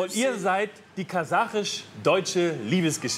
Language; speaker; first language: German; native; German